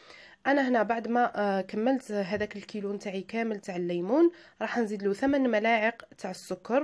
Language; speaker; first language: Arabic; native; Arabic